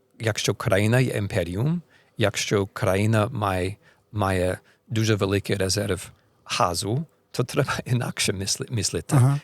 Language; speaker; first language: Ukrainian; non-native, learner; Polish